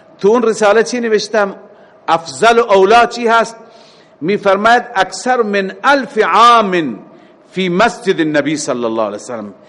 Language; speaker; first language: Persian; native; Persian